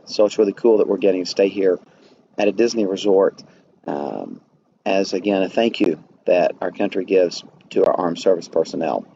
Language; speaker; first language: English; native; English